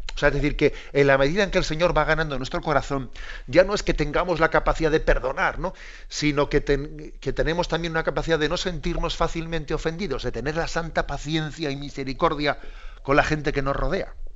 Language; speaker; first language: Spanish; native; Spanish